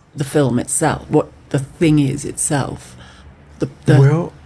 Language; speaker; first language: English; native; English